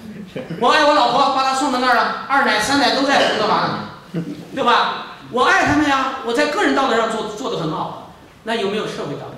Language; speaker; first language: Chinese; native; Chinese